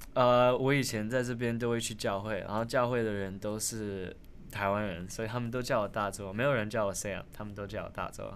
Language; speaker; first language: Chinese; early bilingual, other home language; Min Nan Chinese